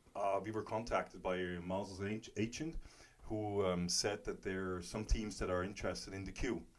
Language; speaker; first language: English; non-native, fluent; German